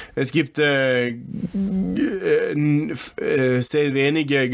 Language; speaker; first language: German; non-native, fluent; English